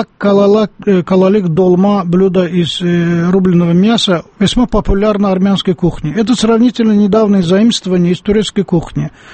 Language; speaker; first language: Russian; non-native, local second language; Azerbaijani